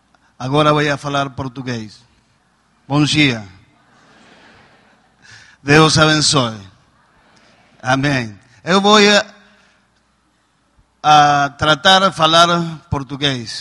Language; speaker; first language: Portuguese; non-native, learner; Spanish